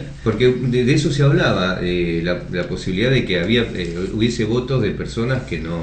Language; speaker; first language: Spanish; native; Spanish